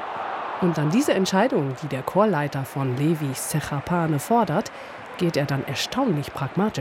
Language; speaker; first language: German; native; German